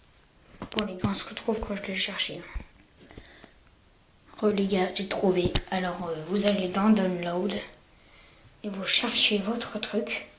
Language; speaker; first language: French; native; French